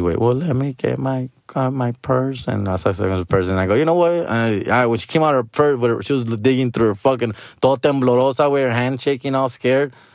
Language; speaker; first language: English; early bilingual, other home language; Spanish